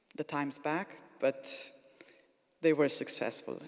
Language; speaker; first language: English; non-native, fluent; Slovenian